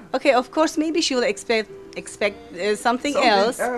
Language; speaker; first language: English; non-native, learner; Greek